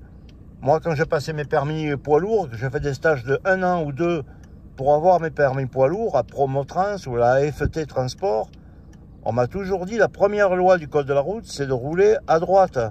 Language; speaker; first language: French; native; French